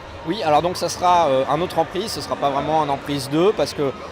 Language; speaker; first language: French; native; French